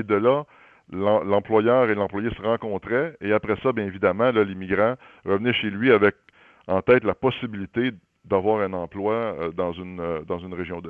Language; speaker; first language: French; native; French